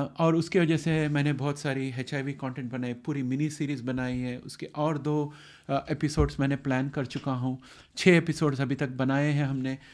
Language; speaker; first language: Hindi; non-native, local second language; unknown